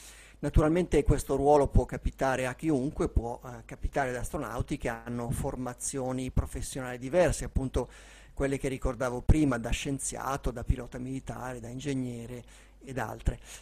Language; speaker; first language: Italian; native; Italian